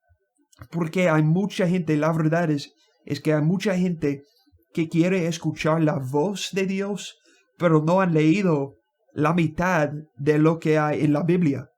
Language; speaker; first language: Spanish; non-native, learner; English